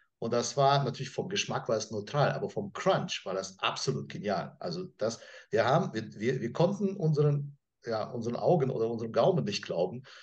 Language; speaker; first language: German; non-native, fluent; Russian